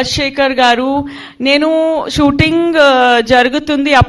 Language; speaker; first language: Telugu; non-native, fluent; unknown